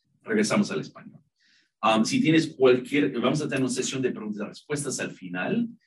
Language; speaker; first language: Spanish; non-native, fluent; English